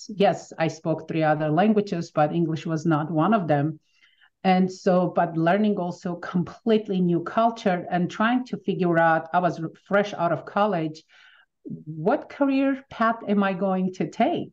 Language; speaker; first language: English; non-native, fluent; Armenian